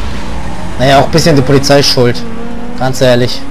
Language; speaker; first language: German; native; German